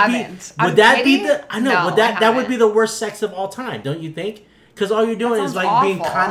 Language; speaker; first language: English; native; English